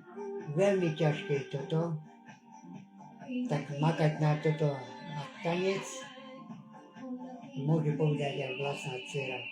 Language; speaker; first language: Slovak; non-native, local second language; Hungarian